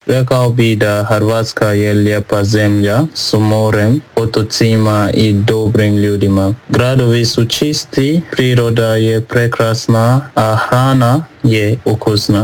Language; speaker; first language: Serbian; non-native, learner; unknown